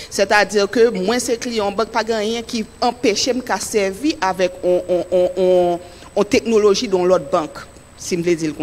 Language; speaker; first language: French; non-native, local second language; Haitian Creole